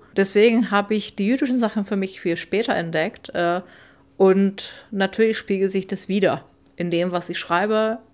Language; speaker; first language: German; non-native, fluent; Czech